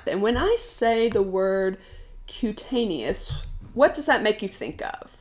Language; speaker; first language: English; native; English